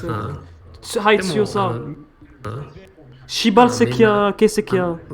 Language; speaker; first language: Japanese; non-native, learner; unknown